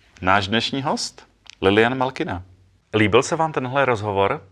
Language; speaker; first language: Czech; native; Czech